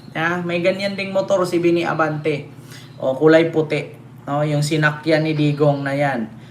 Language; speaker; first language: Filipino; non-native, local second language; Cebuano